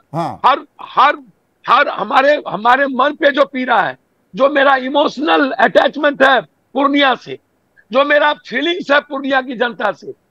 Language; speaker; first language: Hindi; native; Hindi